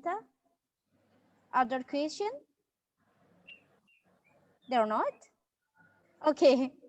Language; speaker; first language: English; non-native, learner; Indonesian